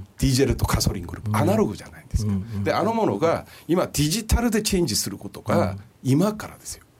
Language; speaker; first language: Japanese; non-native, fluent; Korean